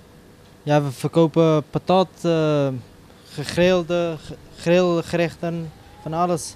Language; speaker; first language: Dutch; non-native, local second language; Kurdish